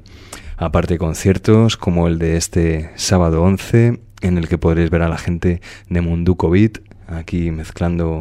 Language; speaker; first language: Spanish; native; Spanish